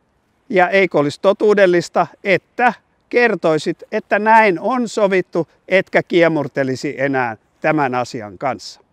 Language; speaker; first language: Finnish; native; Finnish